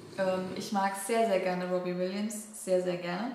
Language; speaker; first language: German; native; German